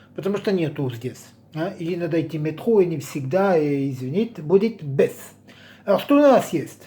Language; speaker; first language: Russian; non-native, learner; French